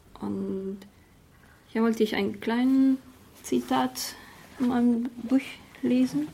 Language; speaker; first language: German; non-native, fluent; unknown